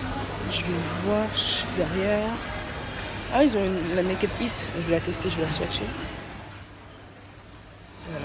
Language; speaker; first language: French; native; French